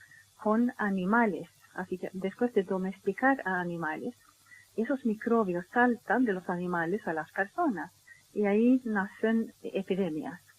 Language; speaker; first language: Spanish; non-native, fluent; Swedish